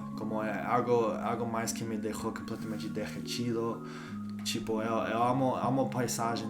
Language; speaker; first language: Portuguese; non-native, learner; English